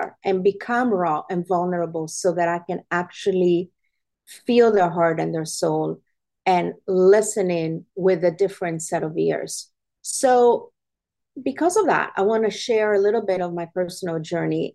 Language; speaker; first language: English; non-native, fluent; Italian